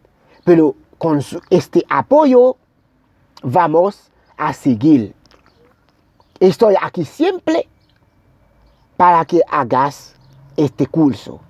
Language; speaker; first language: Spanish; non-native, learner; Haitian Creole